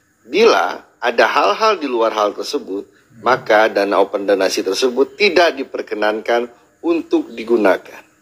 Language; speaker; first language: Indonesian; native; Indonesian